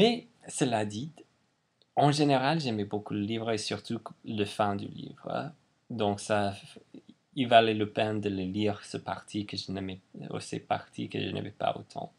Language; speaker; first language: French; non-native, fluent; English